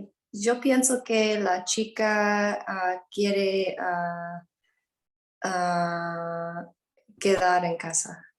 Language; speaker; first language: Spanish; non-native, learner; English